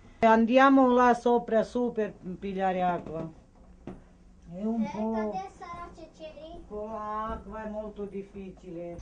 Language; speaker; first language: Italian; non-native, fluent; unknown